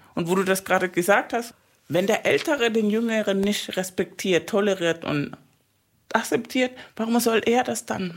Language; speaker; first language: German; non-native, fluent; Spanish